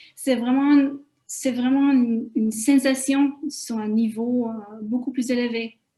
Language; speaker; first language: French; non-native, fluent; Hungarian